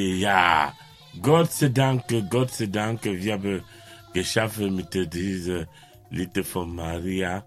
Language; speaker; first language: German; non-native, learner; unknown